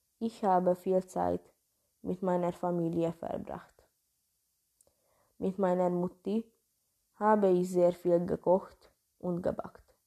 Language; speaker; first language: German; non-native, learner; Hungarian